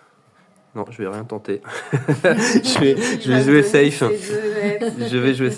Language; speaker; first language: French; native; French